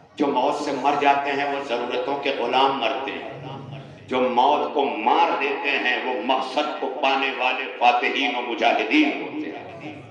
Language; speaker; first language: Urdu; non-native, local second language; Awadhi